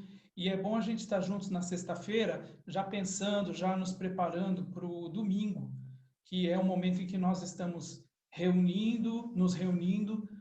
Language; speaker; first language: Portuguese; native; Portuguese